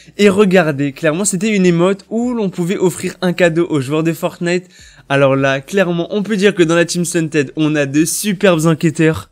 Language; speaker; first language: French; native; French